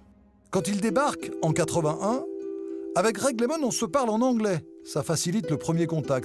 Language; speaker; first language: French; native; French